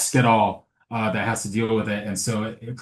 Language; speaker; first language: English; native; English